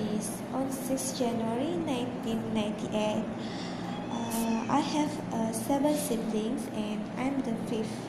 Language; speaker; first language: English; non-native, local second language; Malay